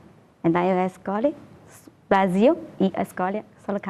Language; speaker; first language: Portuguese; non-native, learner; Chinese